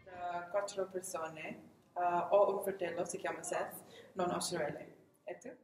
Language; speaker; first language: Italian; non-native, learner; English